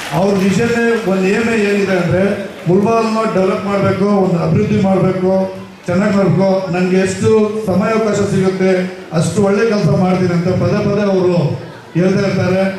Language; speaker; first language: Kannada; non-native, local second language; Urdu